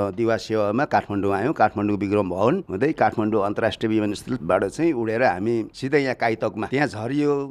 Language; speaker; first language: Nepali; non-native, local second language; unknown